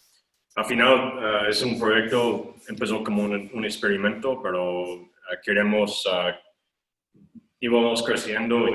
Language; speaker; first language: Spanish; non-native, fluent; English